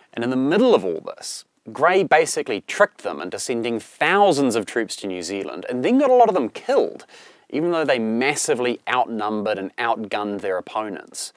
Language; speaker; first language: English; native; English